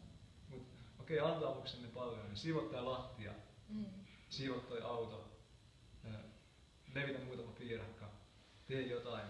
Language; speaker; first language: Finnish; native; Finnish